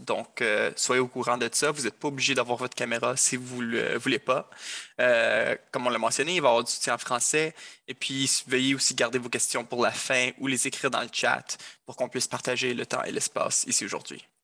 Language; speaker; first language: French; native; French